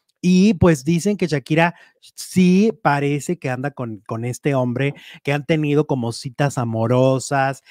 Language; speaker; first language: Spanish; native; Spanish